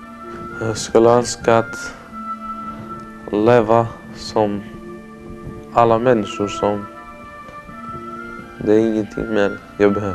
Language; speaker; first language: Swedish; early bilingual, other home language; Romany